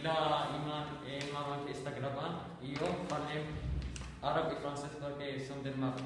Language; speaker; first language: Catalan; non-native, learner; Arabic